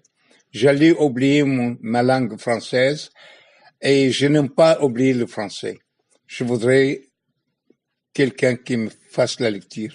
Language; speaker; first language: French; non-native, fluent; Arabic